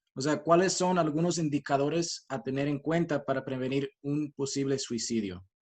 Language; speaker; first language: Spanish; early bilingual, heritage; Spanish